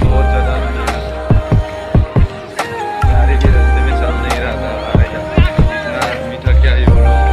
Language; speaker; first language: Hindi; non-native, local second language; Assamese